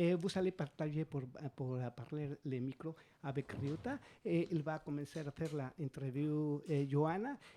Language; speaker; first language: French; non-native, learner; Spanish